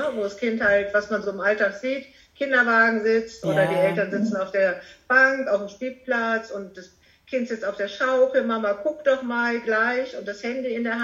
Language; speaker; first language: German; native; German